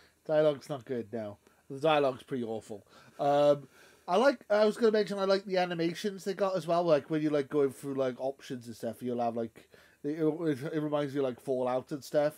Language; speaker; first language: English; native; English